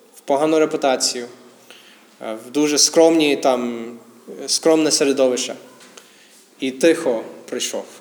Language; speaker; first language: Ukrainian; non-native, fluent; English